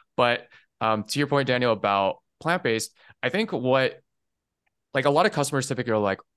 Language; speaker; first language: English; early bilingual, other home language; Chinese